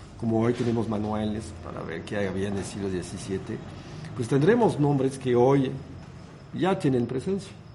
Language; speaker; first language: Spanish; non-native, fluent; French